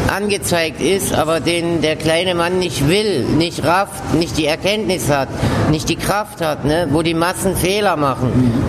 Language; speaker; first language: German; native; German